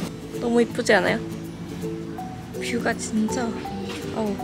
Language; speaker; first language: Korean; early bilingual, heritage; Indonesian